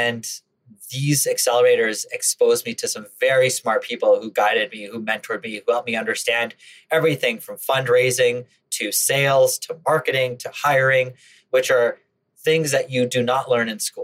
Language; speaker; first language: English; native; English